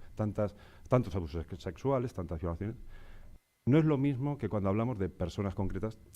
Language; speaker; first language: Spanish; non-native, local second language; Catalan